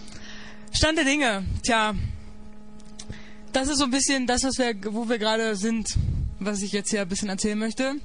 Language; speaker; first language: German; native; German